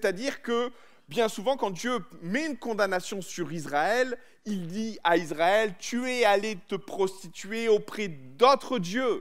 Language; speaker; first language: French; native; French